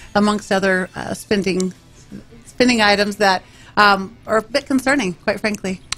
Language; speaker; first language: English; native; English